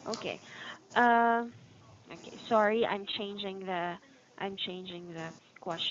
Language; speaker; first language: English; non-native, fluent; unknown